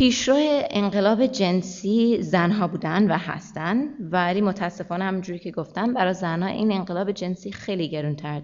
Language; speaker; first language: Persian; early bilingual, heritage; Persian